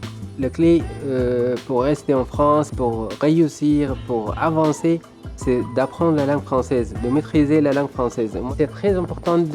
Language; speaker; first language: French; non-native, fluent; Arabic